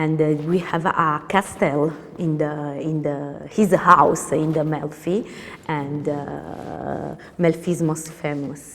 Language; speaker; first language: English; non-native, learner; Italian